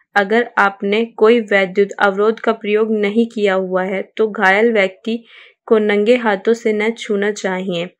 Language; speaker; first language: Hindi; native; Hindi